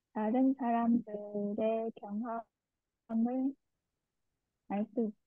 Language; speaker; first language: Korean; non-native, learner; Vietnamese